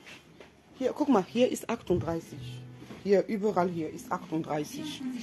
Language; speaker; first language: German; non-native, fluent; French